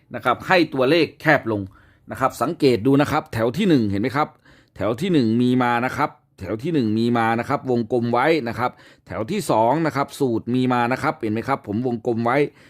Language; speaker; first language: Thai; native; Thai